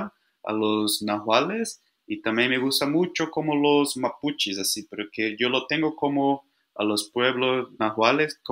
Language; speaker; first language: Spanish; non-native, fluent; Portuguese